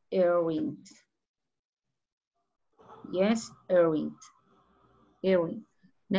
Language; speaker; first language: English; non-native, fluent; Spanish